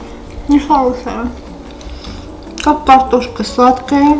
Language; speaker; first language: Russian; non-native, local second language; Armenian